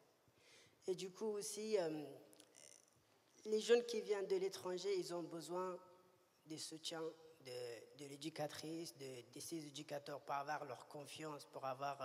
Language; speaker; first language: French; early bilingual, other home language; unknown